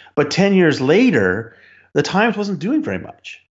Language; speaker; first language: English; native; English